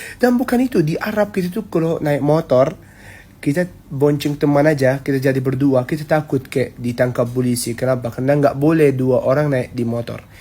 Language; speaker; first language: Indonesian; non-native, fluent; Arabic